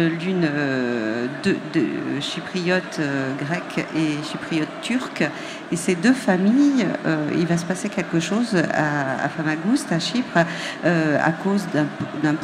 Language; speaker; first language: French; native; French